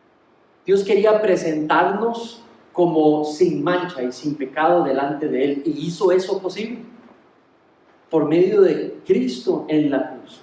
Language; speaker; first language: Spanish; native; Spanish